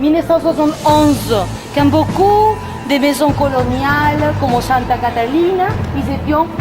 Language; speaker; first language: French; non-native, fluent; Spanish